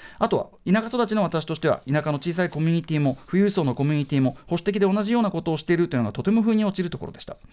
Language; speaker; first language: Japanese; native; Japanese